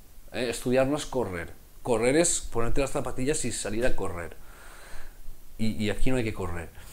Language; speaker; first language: Spanish; native; Spanish